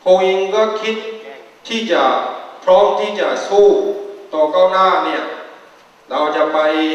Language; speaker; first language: Thai; non-native, fluent; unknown